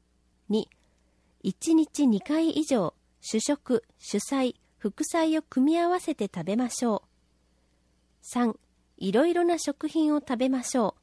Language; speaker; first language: Japanese; native; Japanese